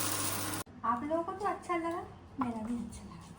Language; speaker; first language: Hindi; non-native, local second language; Bangla